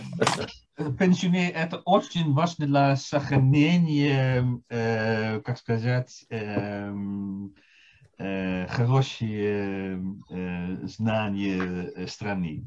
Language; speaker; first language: Russian; non-native, fluent; Dutch